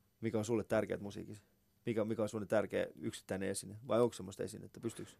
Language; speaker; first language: Finnish; early bilingual, other home language; Persian